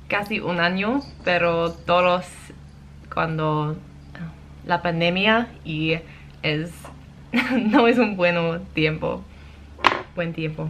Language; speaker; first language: Spanish; non-native, learner; English